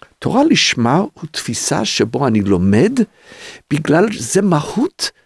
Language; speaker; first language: Hebrew; early bilingual, other home language; English